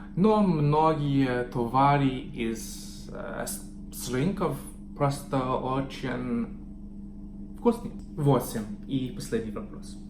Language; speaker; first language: Russian; non-native, fluent; English